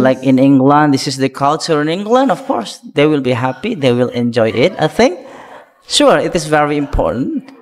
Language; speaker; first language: English; non-native, fluent; Indonesian